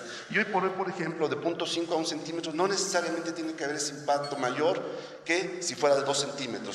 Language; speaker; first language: Spanish; native; Spanish